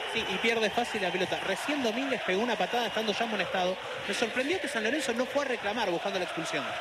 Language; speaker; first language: Spanish; native; Spanish